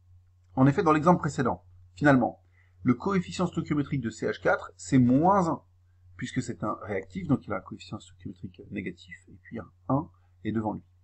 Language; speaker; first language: French; native; French